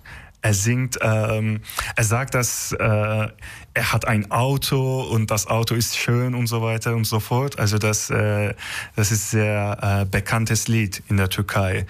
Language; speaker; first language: German; non-native, learner; Turkish